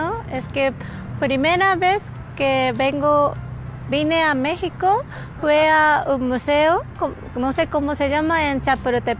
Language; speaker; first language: Spanish; non-native, learner; Japanese